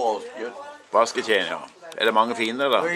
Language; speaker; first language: Swedish; native; Swedish